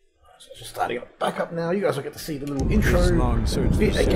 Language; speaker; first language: English; native; English